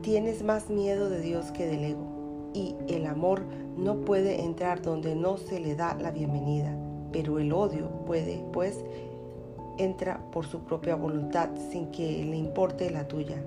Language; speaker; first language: Spanish; native; Spanish